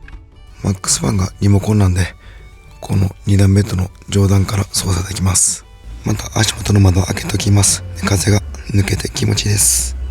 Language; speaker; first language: Japanese; native; Japanese